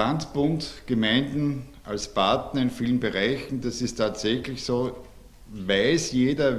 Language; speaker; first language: German; native; German